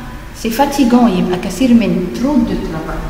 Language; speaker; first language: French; non-native, fluent; Arabic